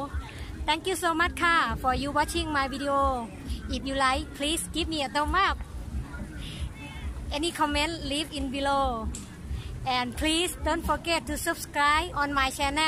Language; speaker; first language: English; non-native, learner; Thai